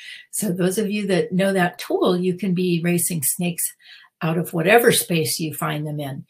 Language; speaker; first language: English; native; English